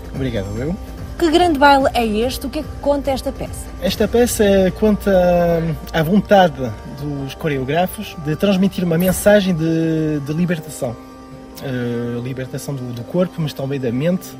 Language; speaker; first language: Portuguese; early bilingual, heritage; French